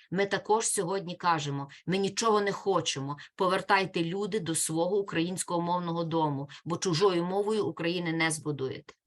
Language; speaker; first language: Ukrainian; native; Ukrainian